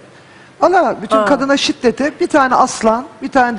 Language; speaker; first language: Turkish; native; Turkish